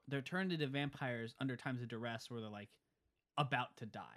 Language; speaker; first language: English; early bilingual, other home language; Italian